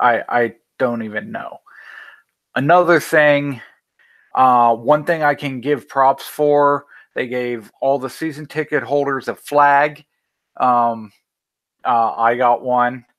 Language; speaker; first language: English; native; English